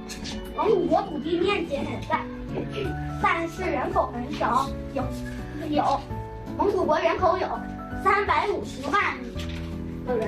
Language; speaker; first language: Chinese; early bilingual, other home language; Mongolian